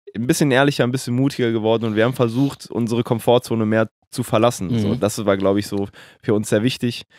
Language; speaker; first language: German; native; German